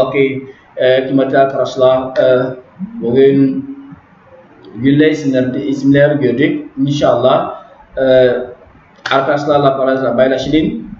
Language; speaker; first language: Turkish; non-native, learner; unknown